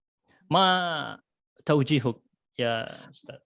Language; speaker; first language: Arabic; non-native, fluent; Indonesian